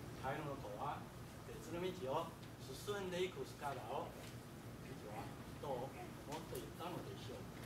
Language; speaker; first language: Japanese; non-native, fluent; Chinese